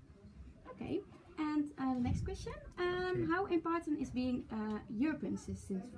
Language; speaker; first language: English; non-native, learner; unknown